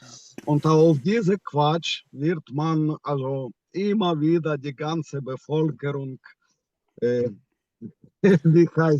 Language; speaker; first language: German; non-native, fluent; Ukrainian